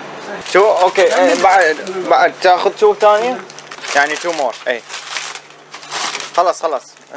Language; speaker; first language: Arabic; non-native, learner; Urdu